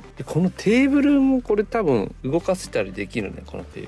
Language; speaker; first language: Japanese; native; Japanese